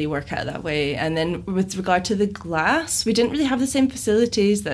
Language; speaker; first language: English; native; English